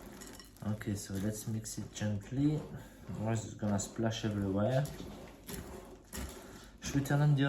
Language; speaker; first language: English; non-native, fluent; French